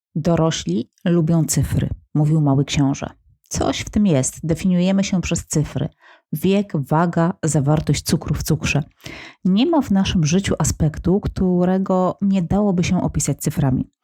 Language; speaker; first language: Polish; native; Polish